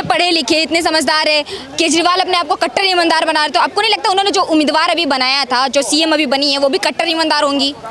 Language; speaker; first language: Hindi; native; Hindi